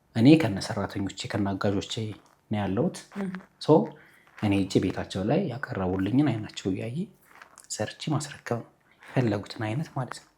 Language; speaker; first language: Amharic; native; Amharic